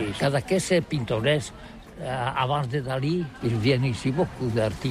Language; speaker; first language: French; non-native, learner; Catalan